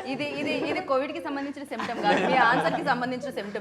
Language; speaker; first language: Telugu; native; Telugu